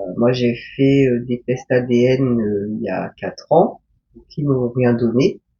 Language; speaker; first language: French; early bilingual, other home language; Korean